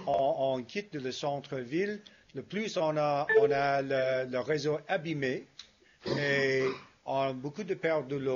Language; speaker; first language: French; non-native, fluent; English